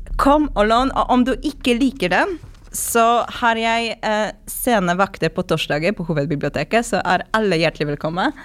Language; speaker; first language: Norwegian; non-native, fluent; Polish